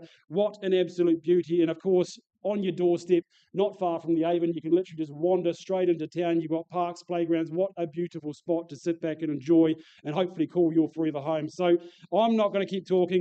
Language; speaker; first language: English; native; English